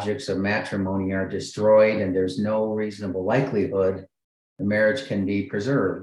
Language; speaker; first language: English; native; English